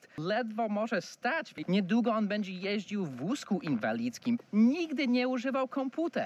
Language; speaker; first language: Polish; non-native, fluent; English